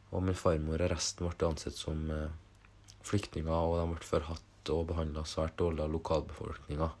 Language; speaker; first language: Norwegian; early bilingual, other home language; German